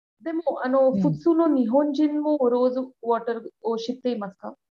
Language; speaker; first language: Japanese; non-native, learner; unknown